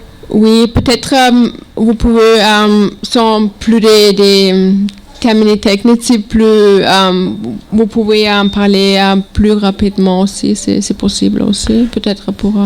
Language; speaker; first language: French; non-native, learner; German